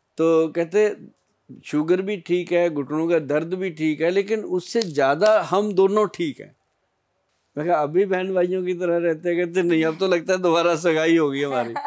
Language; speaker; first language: Hindi; native; Hindi